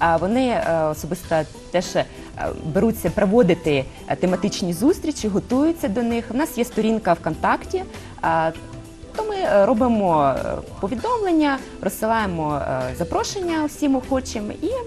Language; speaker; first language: Ukrainian; non-native, local second language; Russian